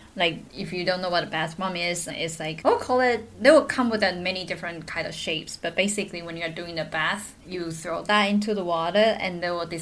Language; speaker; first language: English; non-native, fluent; Chinese